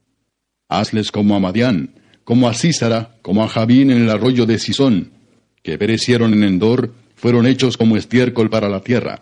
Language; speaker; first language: Spanish; native; Spanish